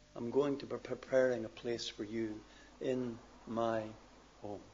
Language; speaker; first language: English; native; English